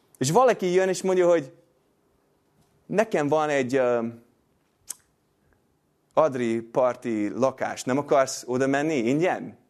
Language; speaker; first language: Hungarian; non-native, fluent; English